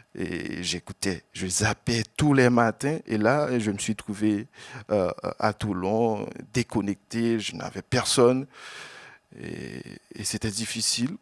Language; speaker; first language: French; non-native, local second language; Haitian Creole